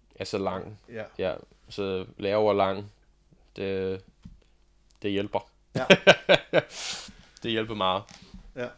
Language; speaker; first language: Danish; non-native, fluent; English